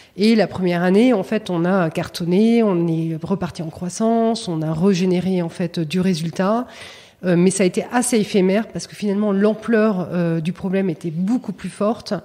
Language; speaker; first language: French; native; French